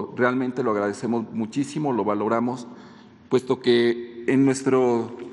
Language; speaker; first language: Spanish; native; Spanish